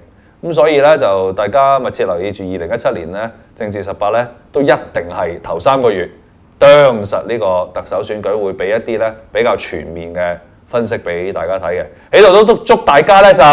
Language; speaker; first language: Cantonese; native; Cantonese